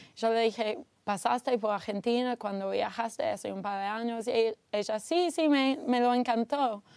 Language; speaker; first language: Spanish; non-native, fluent; English